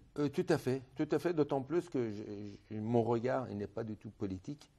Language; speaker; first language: French; non-native, fluent; Persian